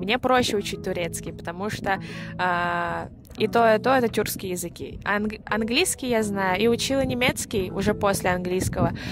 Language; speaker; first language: Russian; native; Russian